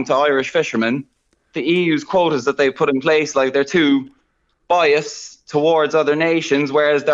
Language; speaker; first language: English; native; English